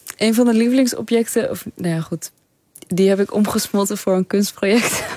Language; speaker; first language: Dutch; early bilingual, other home language; Persian